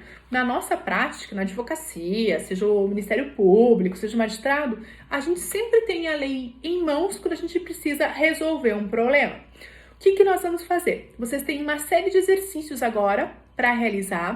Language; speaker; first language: Portuguese; native; Portuguese